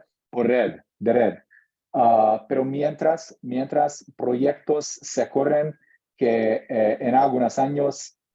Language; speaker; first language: Spanish; non-native, learner; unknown